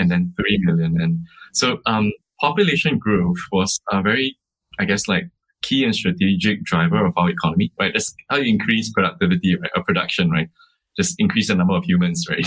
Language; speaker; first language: English; native; English